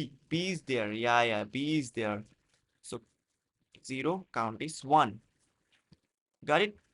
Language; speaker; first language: English; non-native, local second language; Hindi